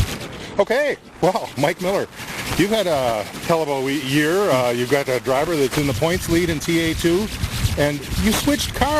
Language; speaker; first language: English; native; English